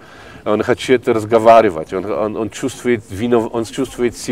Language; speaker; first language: Russian; non-native, fluent; Polish